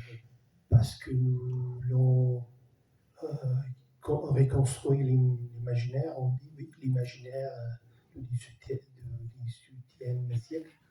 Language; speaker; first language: French; non-native, fluent; Italian